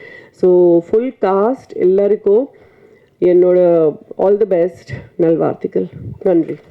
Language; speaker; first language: Tamil; non-native, fluent; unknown